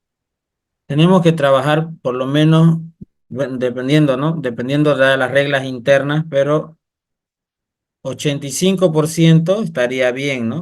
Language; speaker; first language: Spanish; native; Spanish